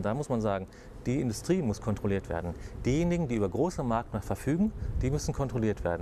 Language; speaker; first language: German; native; German